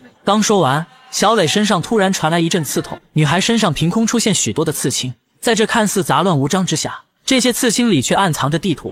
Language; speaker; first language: Chinese; native; Chinese